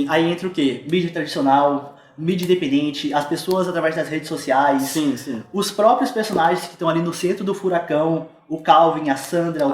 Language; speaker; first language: Portuguese; native; Portuguese